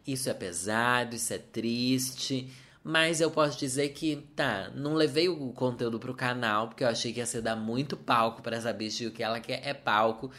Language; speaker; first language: Portuguese; native; Portuguese